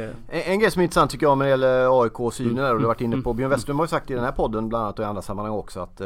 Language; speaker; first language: Swedish; native; Swedish